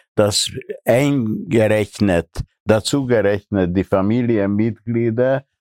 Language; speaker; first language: German; non-native, fluent; Hungarian